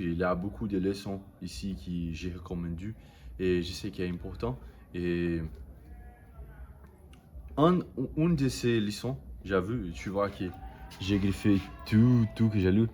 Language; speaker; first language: French; non-native, learner; Portuguese